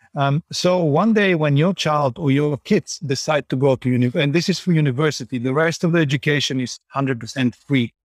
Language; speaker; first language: English; non-native, fluent; Bulgarian